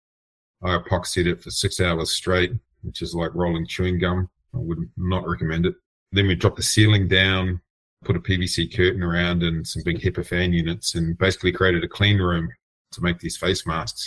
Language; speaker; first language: English; native; English